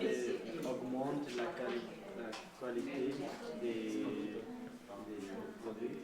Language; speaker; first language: French; non-native, learner; English